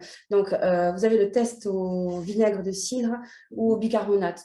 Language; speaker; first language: French; native; French